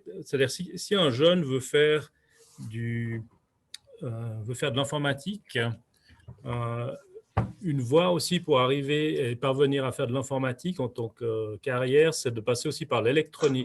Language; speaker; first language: French; native; French